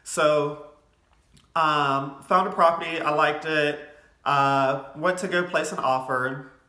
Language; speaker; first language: English; native; English